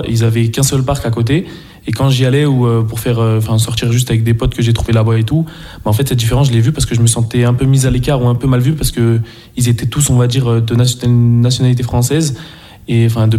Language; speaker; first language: French; native; French